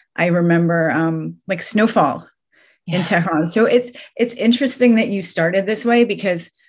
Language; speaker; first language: English; early bilingual, other home language; Persian